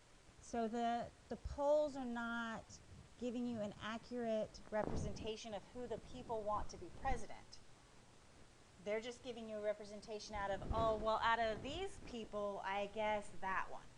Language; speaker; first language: English; native; English